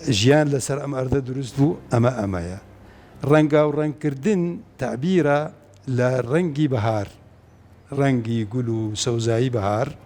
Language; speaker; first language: Central Kurdish; non-native, local second language; Kurdish